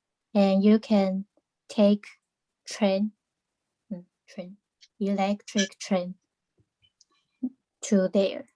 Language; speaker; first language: English; non-native, learner; Chinese